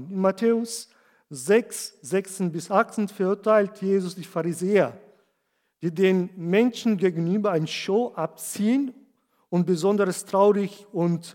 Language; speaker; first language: German; non-native, fluent; Portuguese